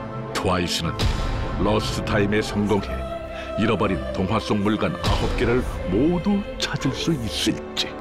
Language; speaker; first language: Korean; native; Korean